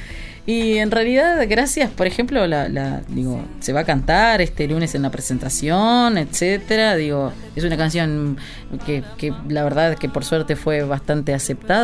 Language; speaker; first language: Spanish; native; Spanish